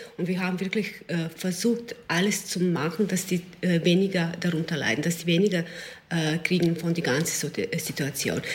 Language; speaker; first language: German; non-native, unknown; Serbian